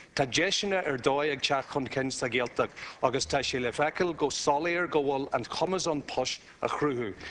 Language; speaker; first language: Irish; non-native, local second language; English